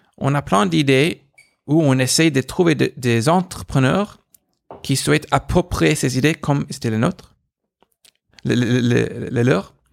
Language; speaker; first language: French; non-native, fluent; English